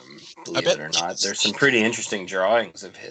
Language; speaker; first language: English; native; English